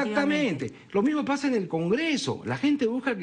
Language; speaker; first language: Spanish; native; Spanish